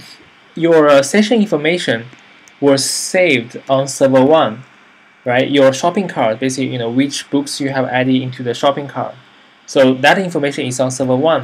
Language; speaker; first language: English; non-native, fluent; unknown